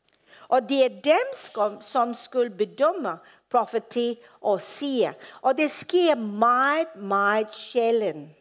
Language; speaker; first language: Danish; non-native, fluent; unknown